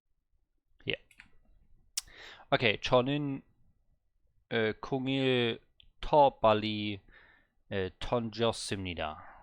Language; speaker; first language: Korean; non-native, learner; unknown